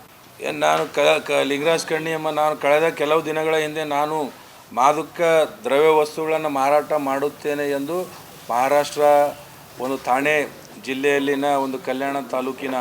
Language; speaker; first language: Kannada; native; Kannada